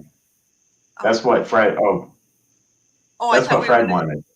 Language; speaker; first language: English; native; English